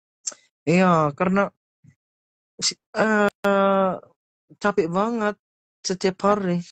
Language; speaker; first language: Indonesian; non-native, learner; Filipino